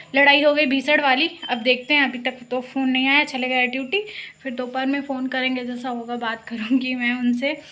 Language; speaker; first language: Hindi; native; Hindi